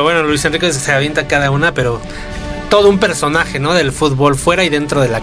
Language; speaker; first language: Spanish; native; Spanish